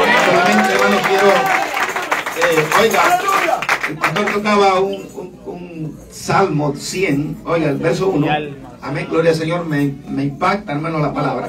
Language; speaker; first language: Spanish; native; Spanish